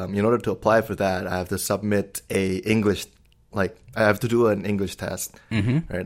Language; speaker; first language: English; non-native, fluent; Indonesian